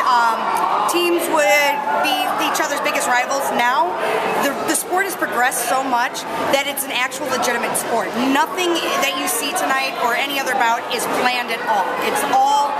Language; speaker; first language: English; native; English